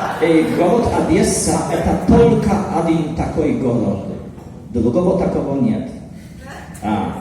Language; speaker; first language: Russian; non-native, learner; Polish